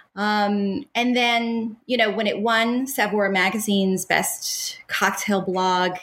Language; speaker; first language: English; native; English